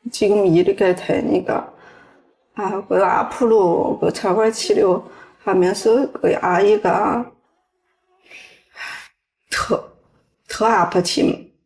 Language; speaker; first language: Korean; non-native, learner; Chinese